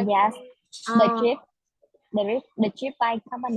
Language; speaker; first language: English; non-native, learner; Vietnamese